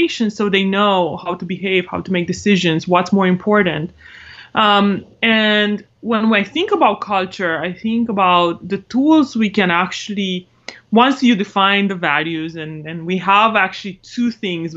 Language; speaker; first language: English; non-native, fluent; Romanian